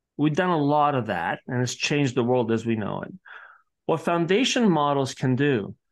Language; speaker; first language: English; early bilingual, other home language; Italian